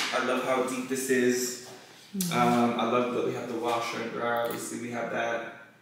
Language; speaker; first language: English; native; English